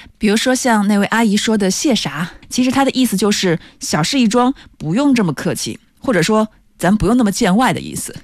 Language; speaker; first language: Chinese; native; Chinese